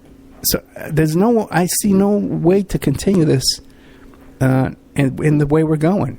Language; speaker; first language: English; native; English